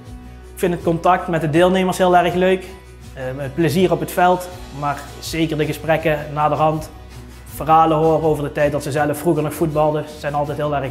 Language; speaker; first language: Dutch; native; Dutch